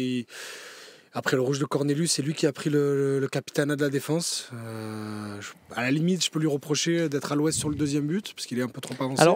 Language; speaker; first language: French; native; French